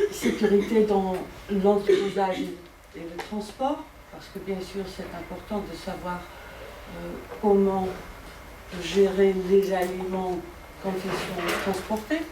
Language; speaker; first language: French; non-native, fluent; Dutch